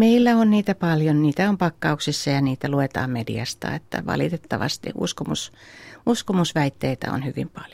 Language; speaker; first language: Finnish; native; Finnish